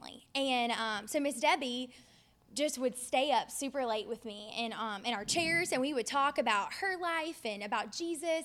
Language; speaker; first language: English; native; English